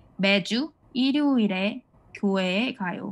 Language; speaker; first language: Korean; non-native, fluent; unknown